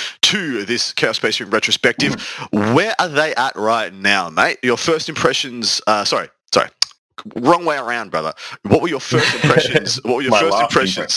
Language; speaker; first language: English; native; English